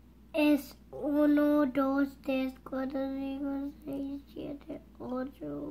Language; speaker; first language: Spanish; early bilingual, heritage; Spanish